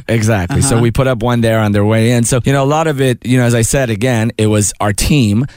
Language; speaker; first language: English; early bilingual, other home language; Persian